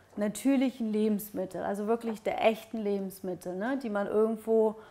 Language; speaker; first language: German; early bilingual, other home language; Russian